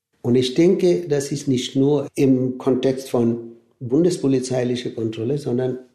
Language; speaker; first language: German; non-native, fluent; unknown